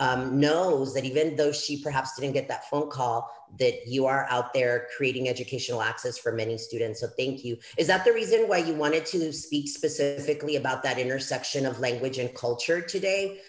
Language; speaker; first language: English; early bilingual, other home language; Spanish